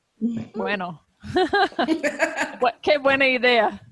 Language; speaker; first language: Spanish; non-native, learner; English